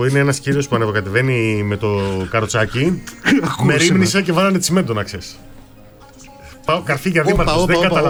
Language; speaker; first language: Greek; native; Greek